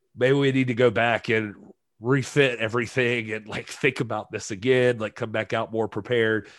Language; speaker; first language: English; native; English